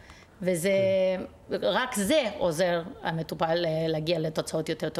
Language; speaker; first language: Hebrew; non-native, fluent; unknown